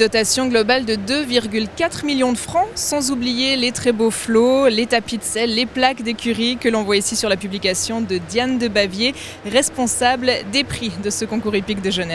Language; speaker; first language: French; native; French